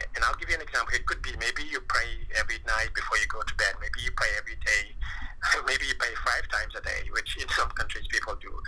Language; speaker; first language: English; non-native, fluent; French